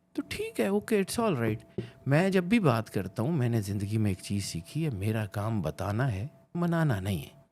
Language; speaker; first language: Urdu; non-native, local second language; Punjabi